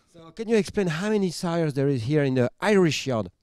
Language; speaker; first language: English; non-native, fluent; French